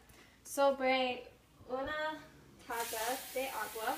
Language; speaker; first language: Spanish; non-native, learner; English